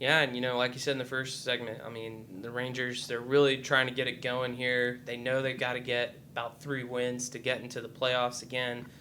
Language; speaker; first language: English; native; English